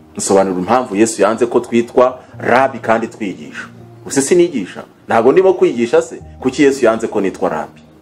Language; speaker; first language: Kinyarwanda; early bilingual, heritage; Kinyarwanda